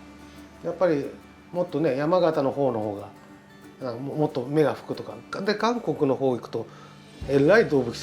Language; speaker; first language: Japanese; native; Japanese